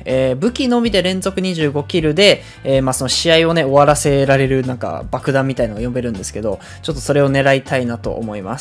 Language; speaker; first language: Japanese; native; Japanese